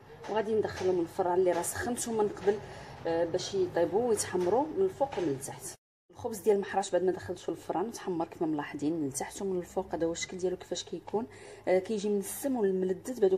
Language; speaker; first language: Arabic; native; Arabic